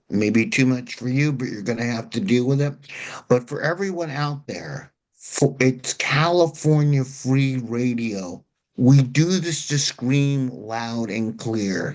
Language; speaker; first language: English; native; English